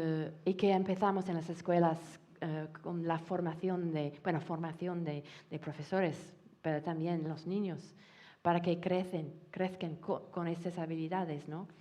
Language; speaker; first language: Spanish; non-native, fluent; English